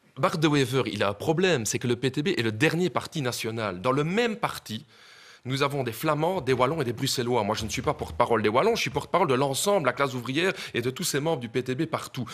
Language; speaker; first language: French; native; French